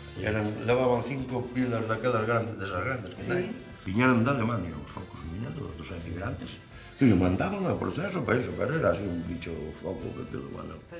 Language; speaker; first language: Galician; native; Galician